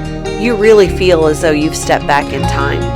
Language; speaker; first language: English; native; English